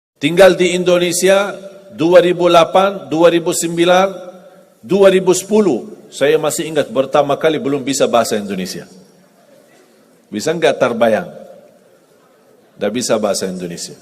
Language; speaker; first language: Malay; non-native, fluent; Arabic